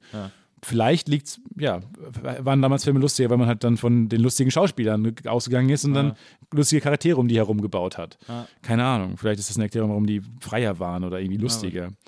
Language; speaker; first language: German; native; German